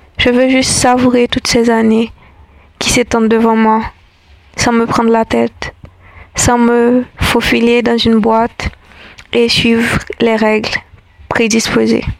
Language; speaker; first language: French; non-native, local second language; Haitian Creole